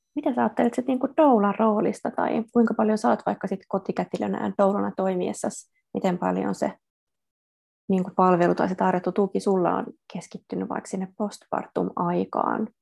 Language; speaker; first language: Finnish; native; Finnish